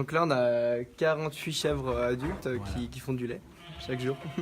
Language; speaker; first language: French; native; French